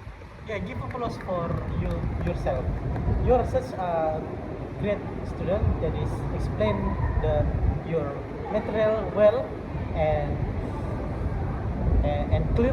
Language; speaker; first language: English; non-native, learner; Indonesian